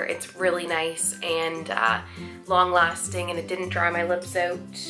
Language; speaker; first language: English; native; English